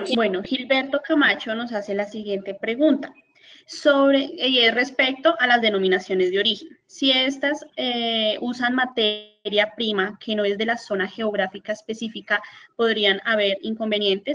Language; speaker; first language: Spanish; native; Spanish